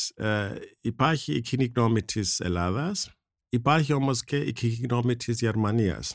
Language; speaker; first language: Greek; non-native, fluent; German